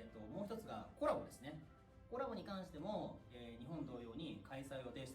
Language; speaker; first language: Japanese; native; Japanese